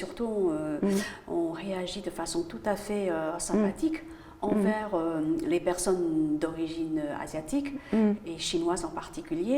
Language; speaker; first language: French; native; French